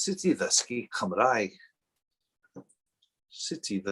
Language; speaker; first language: Welsh; non-native, learner; English